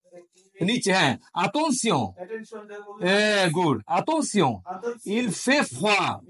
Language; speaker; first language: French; non-native, learner; Bangla